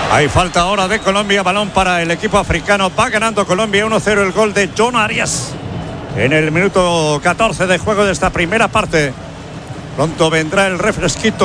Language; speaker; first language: Spanish; native; Spanish